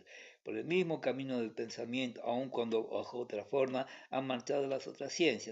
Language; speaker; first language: Spanish; native; Spanish